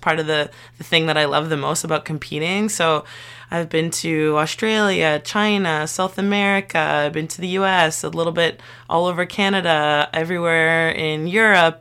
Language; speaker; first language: English; native; English